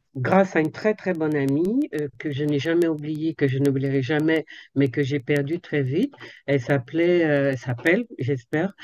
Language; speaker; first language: French; native; French